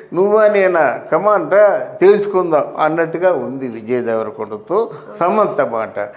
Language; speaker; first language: Telugu; native; Telugu